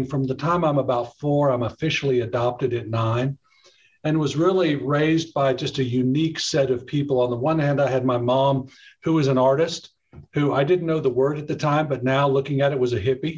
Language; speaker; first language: English; native; English